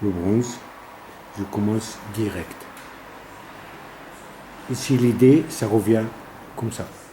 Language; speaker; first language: French; non-native, learner; Arabic